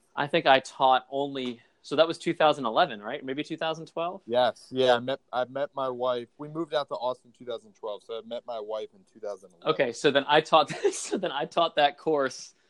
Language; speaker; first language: English; native; English